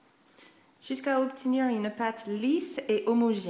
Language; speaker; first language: French; non-native, fluent; English